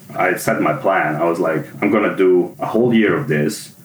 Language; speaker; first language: English; non-native, fluent; Serbian